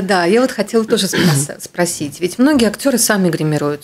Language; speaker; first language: Russian; native; Russian